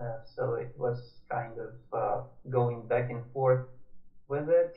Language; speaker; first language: English; non-native, fluent; Russian